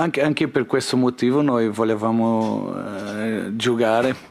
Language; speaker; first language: Italian; non-native, learner; Portuguese